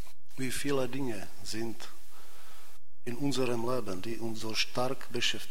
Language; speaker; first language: German; non-native, fluent; Czech